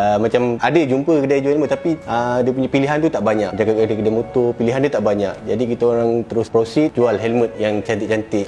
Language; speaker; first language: Malay; native; Malay